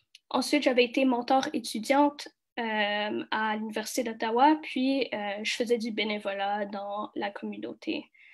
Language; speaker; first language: French; early bilingual, other home language; Kinyarwanda